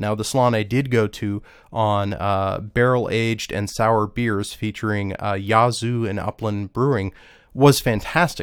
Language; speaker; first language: English; native; English